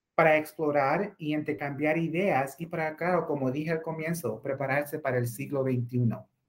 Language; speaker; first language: Spanish; native; Spanish